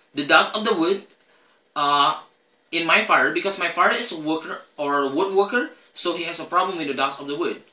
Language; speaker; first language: English; non-native, learner; Indonesian